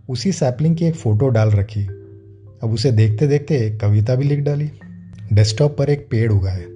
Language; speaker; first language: Hindi; non-native, local second language; Gujarati